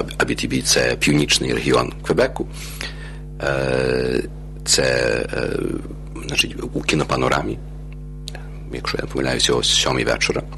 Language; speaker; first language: Ukrainian; early bilingual, heritage; Ukrainian